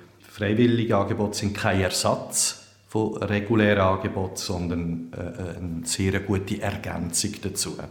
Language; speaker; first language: German; native; German